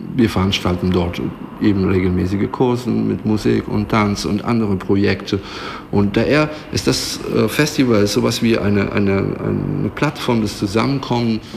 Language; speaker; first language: German; non-native, fluent; Italian